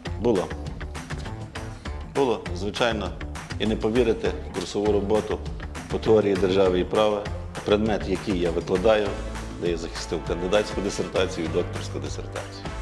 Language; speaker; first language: Ukrainian; native; Ukrainian